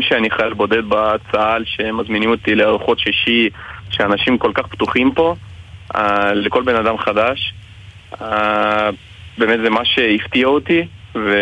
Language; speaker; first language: Hebrew; non-native, fluent; Ukrainian